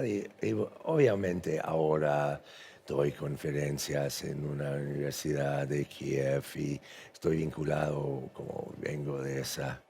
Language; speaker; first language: Spanish; non-native, fluent; English